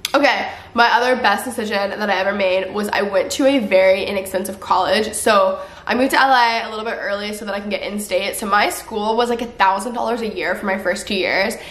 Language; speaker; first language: English; native; English